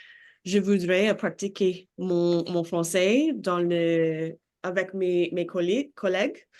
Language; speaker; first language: French; non-native, learner; English